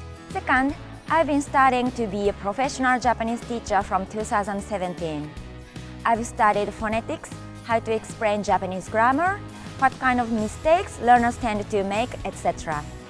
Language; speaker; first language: English; non-native, fluent; Japanese